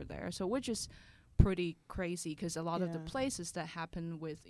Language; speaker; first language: English; non-native, local second language; Cantonese